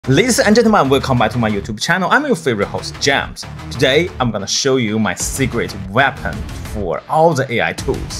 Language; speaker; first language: English; non-native, fluent; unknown